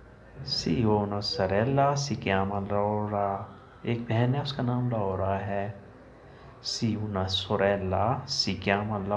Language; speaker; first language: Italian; non-native, learner; Urdu